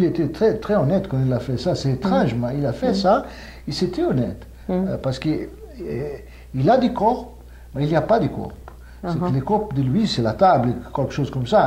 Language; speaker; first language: French; non-native, fluent; Portuguese